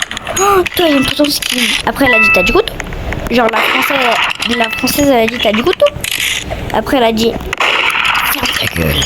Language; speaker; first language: French; native; French